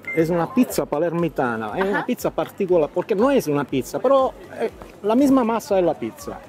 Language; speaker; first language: Spanish; early bilingual, heritage; Italian